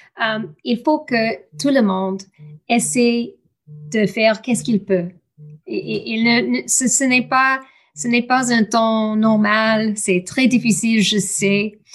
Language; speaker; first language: French; non-native, learner; English